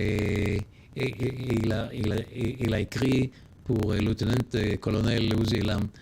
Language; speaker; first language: French; non-native, learner; Hebrew